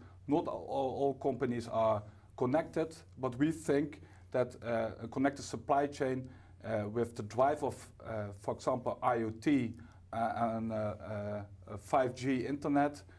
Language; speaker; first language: English; non-native, fluent; Dutch